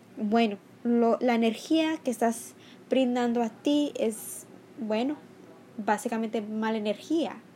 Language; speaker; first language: Spanish; early bilingual, heritage; Spanish